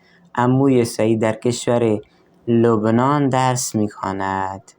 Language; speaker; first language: Persian; non-native, fluent; Urdu